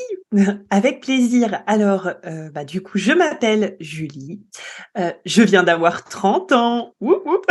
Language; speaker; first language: French; native; French